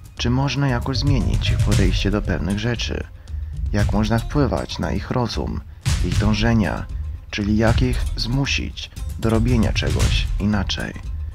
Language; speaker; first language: Polish; non-native, fluent; Croatian